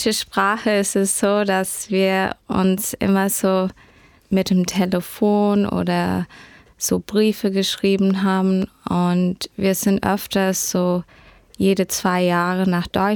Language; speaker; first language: German; early bilingual, heritage; German